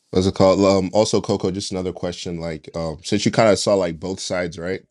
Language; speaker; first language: English; native; English